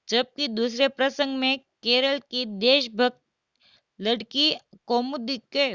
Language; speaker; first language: Hindi; non-native, local second language; Gujarati